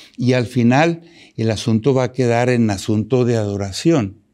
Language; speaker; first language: Spanish; native; Spanish